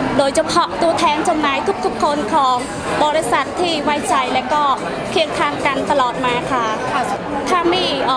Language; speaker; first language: Thai; non-native, fluent; Khmer